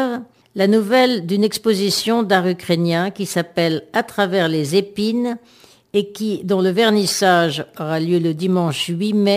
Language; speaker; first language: French; native; French